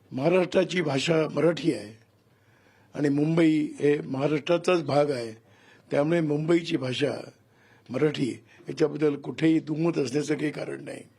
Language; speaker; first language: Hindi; non-native, local second language; Marathi